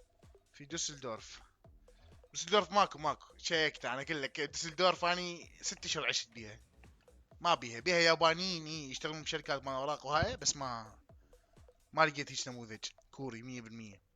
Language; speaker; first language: Arabic; native; Arabic